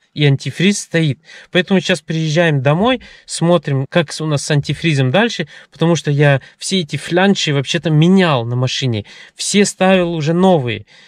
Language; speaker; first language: Russian; early bilingual, heritage; Russian